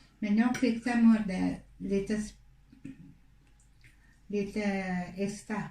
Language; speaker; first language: Swedish; non-native, learner; Thai